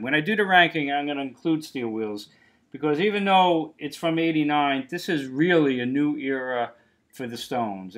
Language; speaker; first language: English; native; English